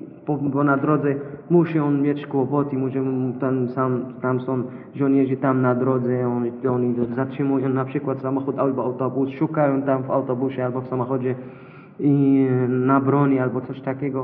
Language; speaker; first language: Polish; non-native, learner; Arabic